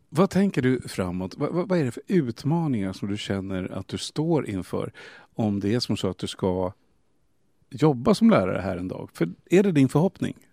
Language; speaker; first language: Swedish; native; Swedish